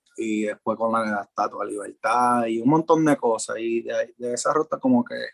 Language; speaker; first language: Spanish; early bilingual, heritage; Spanish